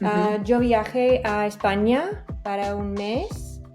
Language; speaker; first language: Spanish; non-native, learner; English